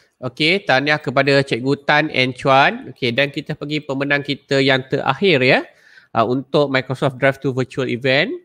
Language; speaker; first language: Malay; native; Malay